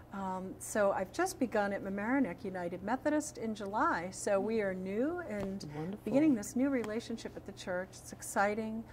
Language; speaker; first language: English; native; English